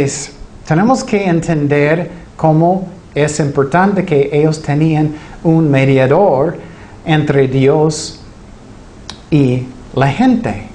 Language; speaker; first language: Spanish; non-native, fluent; English